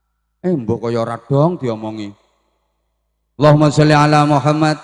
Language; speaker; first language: Indonesian; non-native, local second language; Javanese